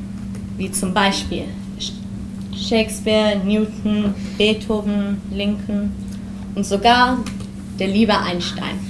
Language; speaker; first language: German; early bilingual, heritage; German